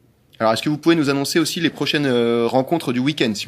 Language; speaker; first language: French; native; French